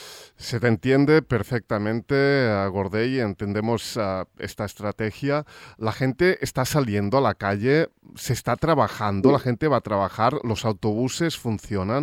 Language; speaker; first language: Spanish; non-native, local second language; Catalan